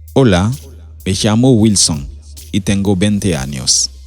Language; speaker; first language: Spanish; non-native, fluent; Haitian Creole